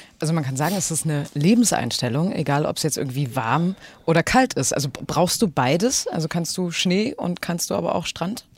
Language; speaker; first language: German; native; German